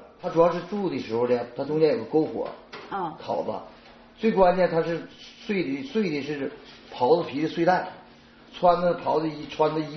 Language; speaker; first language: Chinese; native; Chinese